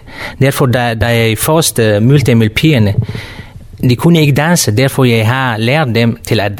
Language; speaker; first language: Danish; non-native, learner; Kurdish